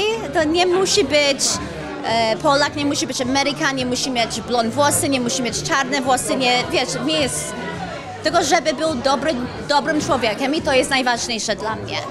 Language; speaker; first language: Polish; early bilingual, heritage; Polish